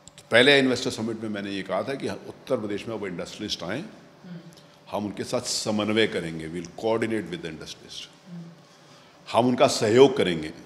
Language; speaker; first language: Hindi; native; Hindi